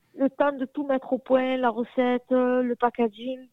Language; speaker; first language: French; native; French